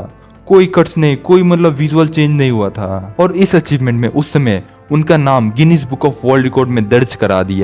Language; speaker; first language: Hindi; non-native, local second language; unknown